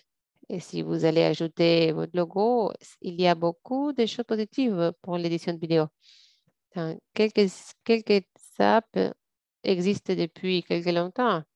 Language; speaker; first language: French; non-native, fluent; English